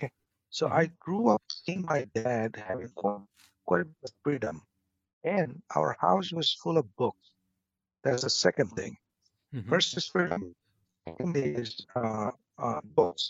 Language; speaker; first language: English; non-native, local second language; Bangla